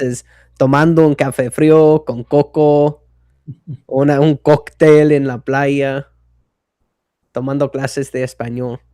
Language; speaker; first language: Spanish; non-native, fluent; English